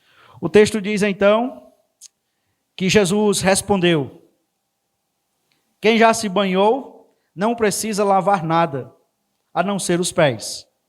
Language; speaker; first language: Portuguese; native; Portuguese